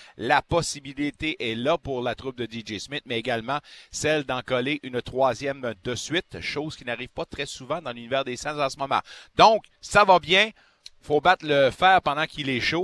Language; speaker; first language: French; native; French